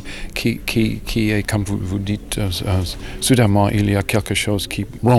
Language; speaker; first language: French; non-native, learner; English